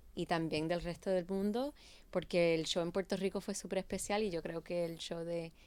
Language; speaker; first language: Spanish; early bilingual, heritage; Spanish